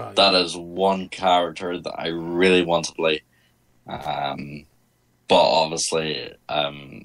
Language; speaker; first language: English; native; English